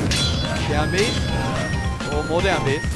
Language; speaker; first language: English; native; English